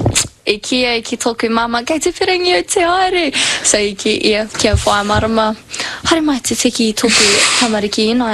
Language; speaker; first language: Māori; non-native, learner; English